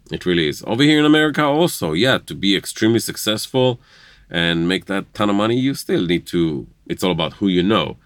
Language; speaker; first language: English; non-native, fluent; Hebrew